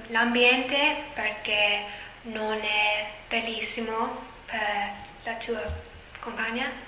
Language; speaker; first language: Italian; non-native, learner; English